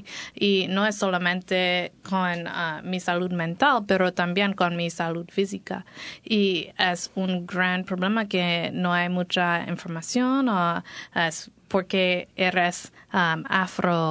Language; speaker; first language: Spanish; non-native, learner; English